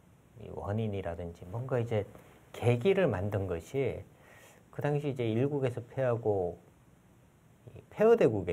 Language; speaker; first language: Korean; native; Korean